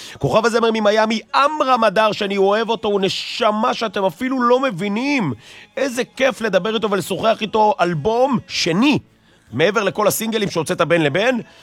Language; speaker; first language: Hebrew; native; Hebrew